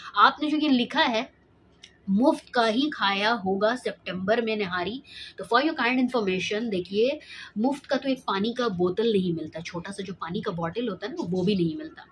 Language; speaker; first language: Hindi; native; Hindi